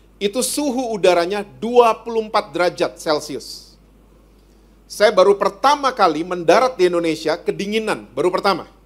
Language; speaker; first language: Indonesian; native; Indonesian